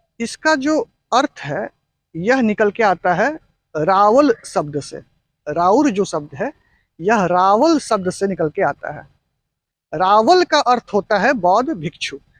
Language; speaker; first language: Hindi; native; Hindi